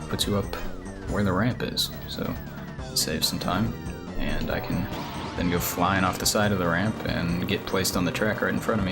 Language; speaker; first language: English; native; English